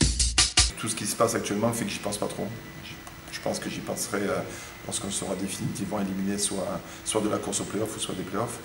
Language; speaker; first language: French; native; French